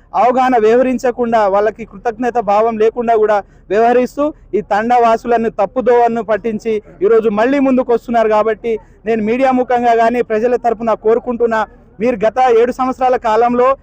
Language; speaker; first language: Telugu; native; Telugu